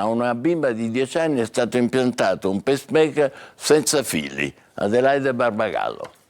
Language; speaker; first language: Italian; native; Italian